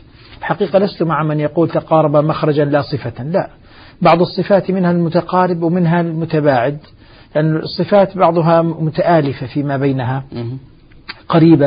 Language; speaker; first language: Arabic; native; Arabic